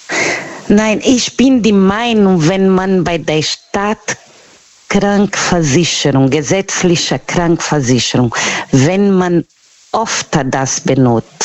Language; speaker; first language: German; non-native, learner; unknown